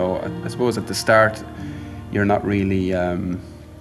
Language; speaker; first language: English; native; English